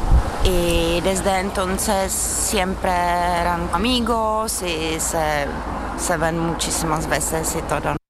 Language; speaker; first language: Spanish; non-native, learner; Czech